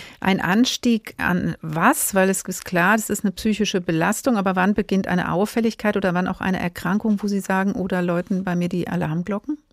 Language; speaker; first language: German; native; German